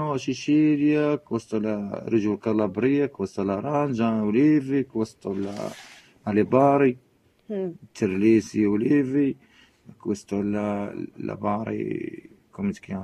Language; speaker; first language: Italian; non-native, learner; Arabic